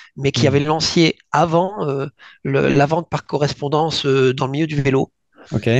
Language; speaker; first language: French; native; French